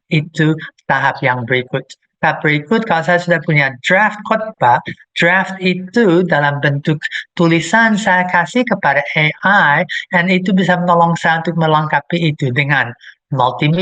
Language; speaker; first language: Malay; non-native, fluent; English